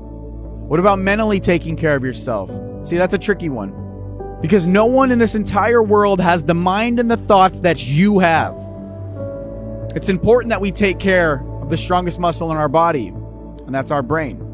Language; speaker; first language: English; native; English